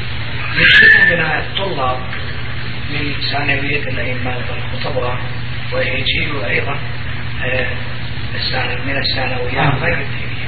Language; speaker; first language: Arabic; non-native, fluent; Turkish